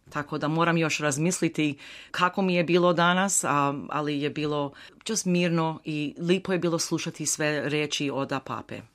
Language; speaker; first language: Croatian; early bilingual, heritage; Croatian